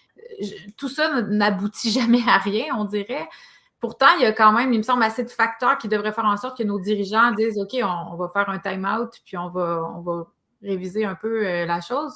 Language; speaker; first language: French; native; French